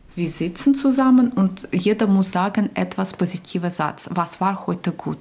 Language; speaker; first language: German; non-native, learner; Ukrainian